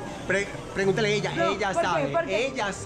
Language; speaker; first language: Spanish; native; Spanish